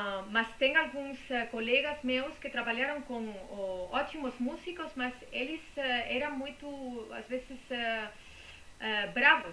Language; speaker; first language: Portuguese; non-native, fluent; Spanish